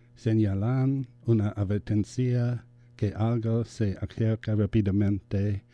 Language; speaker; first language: Spanish; non-native, learner; English